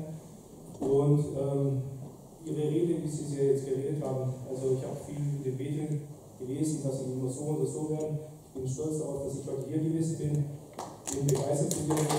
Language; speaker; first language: German; native; German